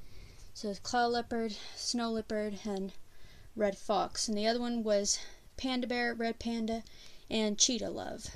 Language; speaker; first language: English; native; English